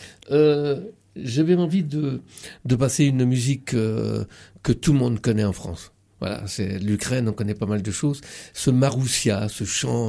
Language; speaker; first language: French; native; French